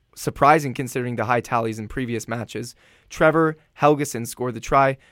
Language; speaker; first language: English; native; English